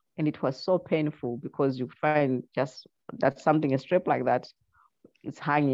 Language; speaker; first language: English; non-native, local second language; Shona